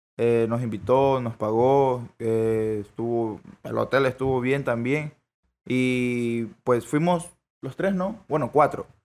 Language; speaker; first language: Spanish; native; Spanish